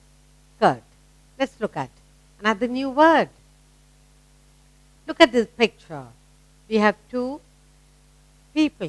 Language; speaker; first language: English; non-native, local second language; Tamil